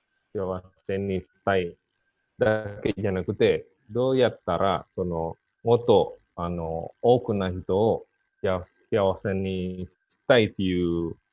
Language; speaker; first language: Japanese; non-native, fluent; Indonesian